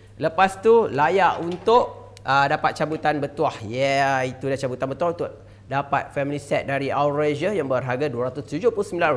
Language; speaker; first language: Malay; native; Malay